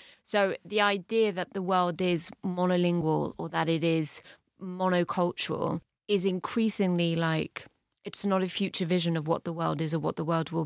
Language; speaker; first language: English; early bilingual, heritage; English